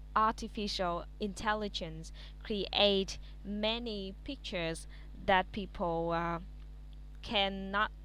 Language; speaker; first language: English; non-native, fluent; Vietnamese